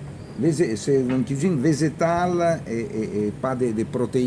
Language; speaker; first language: French; non-native, learner; Italian